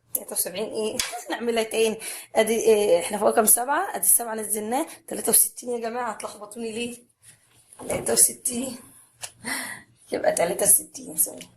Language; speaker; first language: Arabic; native; Arabic